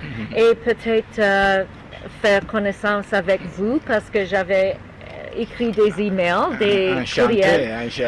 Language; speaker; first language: French; non-native, learner; English